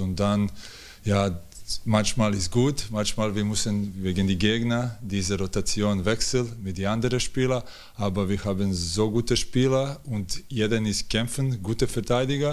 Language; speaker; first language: German; non-native, learner; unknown